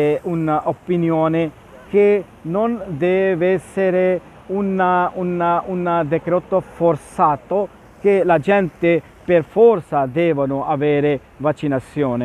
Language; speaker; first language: Italian; non-native, fluent; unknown